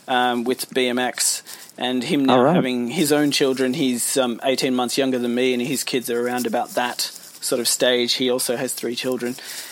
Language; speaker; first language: English; native; English